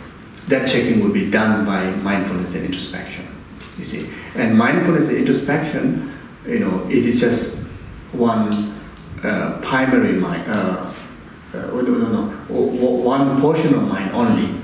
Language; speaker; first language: English; non-native, fluent; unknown